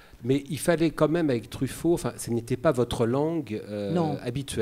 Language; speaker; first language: French; native; French